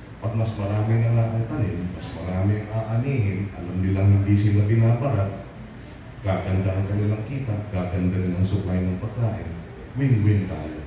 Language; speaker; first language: Filipino; native; Filipino